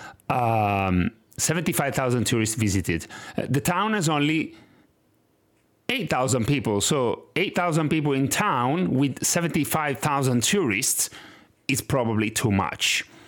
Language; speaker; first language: English; non-native, fluent; Italian